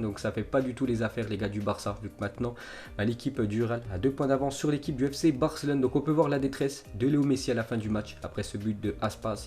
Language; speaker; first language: French; native; French